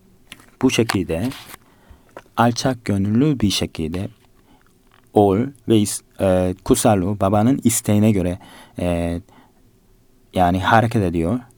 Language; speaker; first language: Turkish; non-native, fluent; Korean